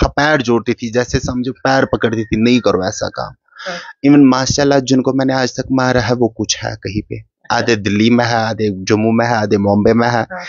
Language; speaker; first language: Hindi; non-native, local second language; Kashmiri